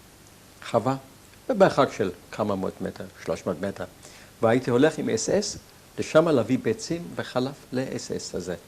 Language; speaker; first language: Hebrew; non-native, fluent; German